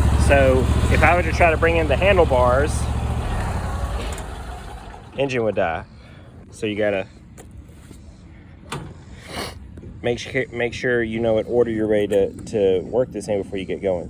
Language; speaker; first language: English; native; English